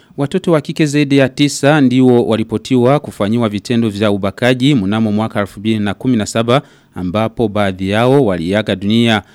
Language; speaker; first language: Swahili; non-native, local second language; Rundi